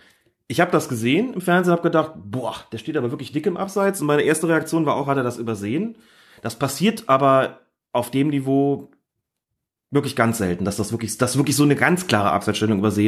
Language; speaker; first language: German; native; German